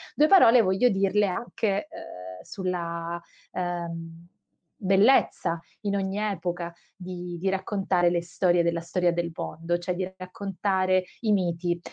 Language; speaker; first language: Italian; native; Italian